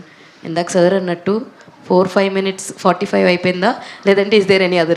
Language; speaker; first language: Telugu; native; Telugu